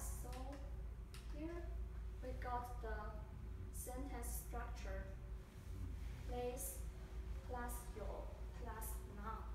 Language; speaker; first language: English; non-native, fluent; Chinese